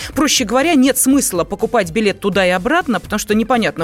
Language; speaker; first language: Russian; native; Russian